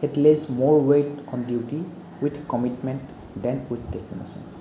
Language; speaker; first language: English; non-native, local second language; Assamese